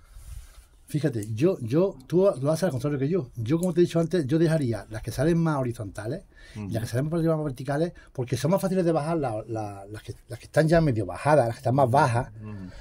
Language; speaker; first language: Spanish; native; Spanish